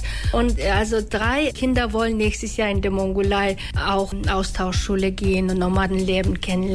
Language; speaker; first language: German; non-native, fluent; Mongolian